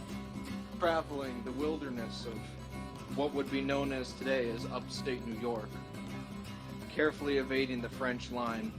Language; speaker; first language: English; native; English